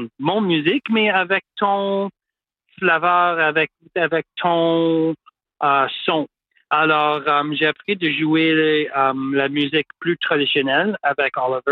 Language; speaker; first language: French; non-native, local second language; English